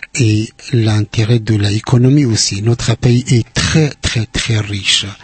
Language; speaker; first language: French; non-native, fluent; Central Kurdish